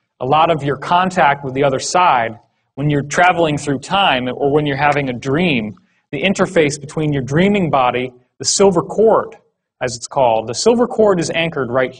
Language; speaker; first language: English; native; English